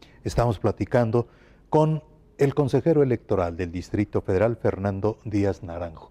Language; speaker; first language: Spanish; native; Spanish